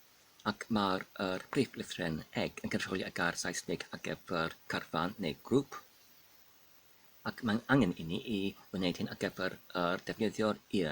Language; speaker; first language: Welsh; non-native, learner; Polish